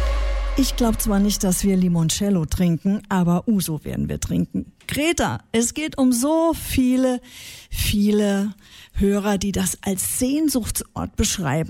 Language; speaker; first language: German; native; German